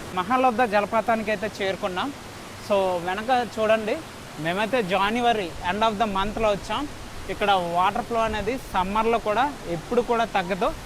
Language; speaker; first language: Telugu; native; Telugu